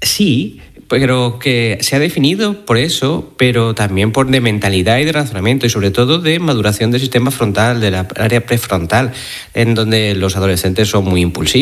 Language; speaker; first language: Spanish; native; Spanish